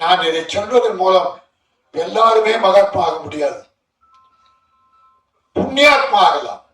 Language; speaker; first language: Tamil; native; Tamil